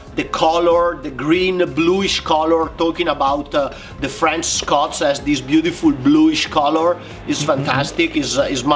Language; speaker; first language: English; non-native, fluent; Italian